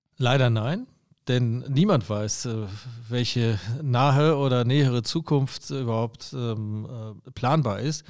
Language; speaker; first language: German; native; German